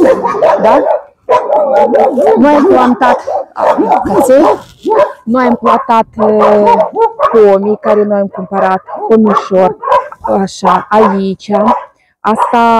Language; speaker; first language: Romanian; non-native, learner; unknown